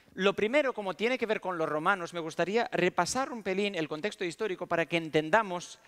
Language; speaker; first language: Spanish; early bilingual, other home language; Romanian